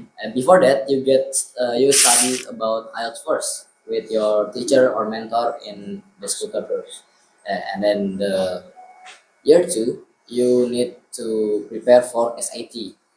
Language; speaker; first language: English; non-native, learner; Indonesian